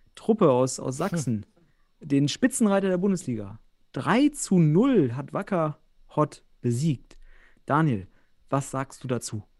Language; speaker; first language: German; native; German